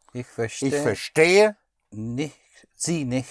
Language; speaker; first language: German; non-native, learner; English